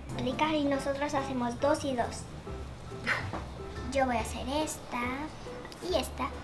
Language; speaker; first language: Spanish; early bilingual, other home language; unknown